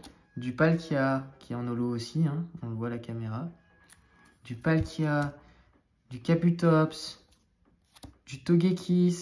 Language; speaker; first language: French; native; French